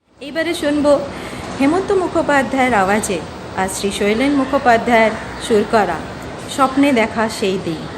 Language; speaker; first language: Bangla; early bilingual, heritage; Bangla